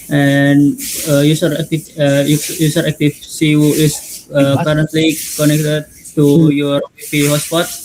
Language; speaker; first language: English; non-native, learner; Indonesian